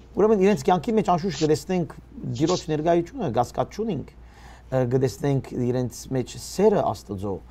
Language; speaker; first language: Armenian; early bilingual, heritage; Armenian